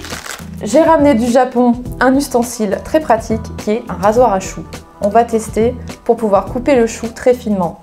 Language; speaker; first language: French; native; French